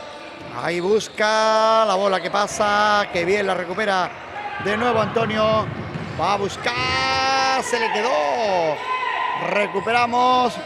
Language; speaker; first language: Spanish; native; Spanish